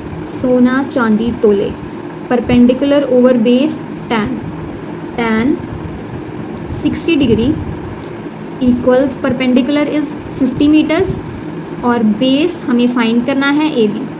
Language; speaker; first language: Hindi; native; Hindi